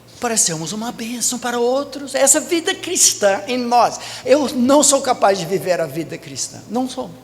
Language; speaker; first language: Portuguese; non-native, fluent; English